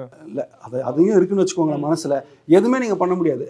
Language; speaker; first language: Tamil; native; Tamil